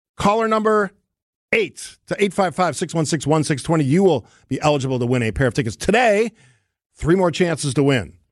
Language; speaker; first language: English; native; English